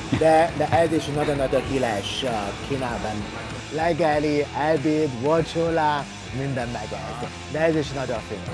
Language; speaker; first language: Hungarian; non-native, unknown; Chinese